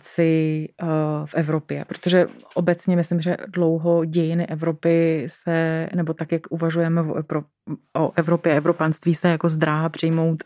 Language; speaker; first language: Czech; native; Czech